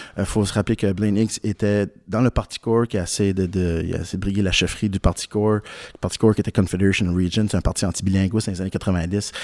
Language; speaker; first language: French; native; French